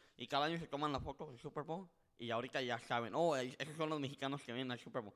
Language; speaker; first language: Spanish; early bilingual, heritage; Spanish